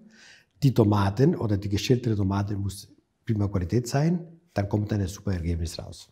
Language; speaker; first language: German; non-native, fluent; Italian